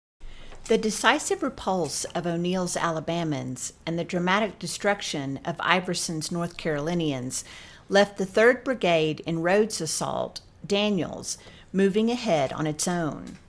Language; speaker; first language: English; native; English